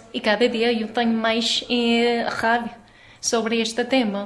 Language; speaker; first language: Portuguese; non-native, learner; English